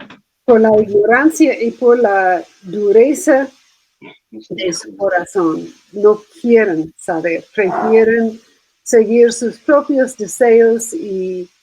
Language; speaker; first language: Spanish; non-native, fluent; English